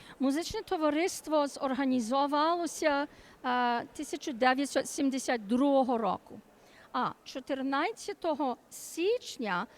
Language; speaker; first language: Ukrainian; native; Ukrainian